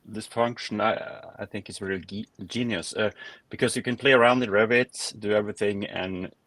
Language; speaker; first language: English; non-native, fluent; Norwegian